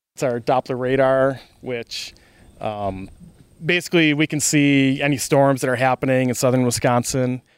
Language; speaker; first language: English; native; English